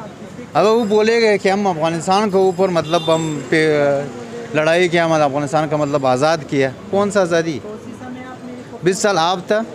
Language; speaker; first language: Hindi; non-native, learner; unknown